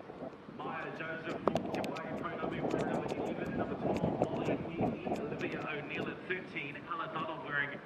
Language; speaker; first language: English; native; English